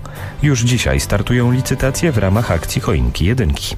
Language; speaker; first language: Polish; native; Polish